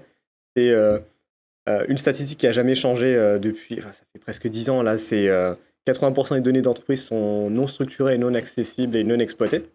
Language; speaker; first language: French; native; French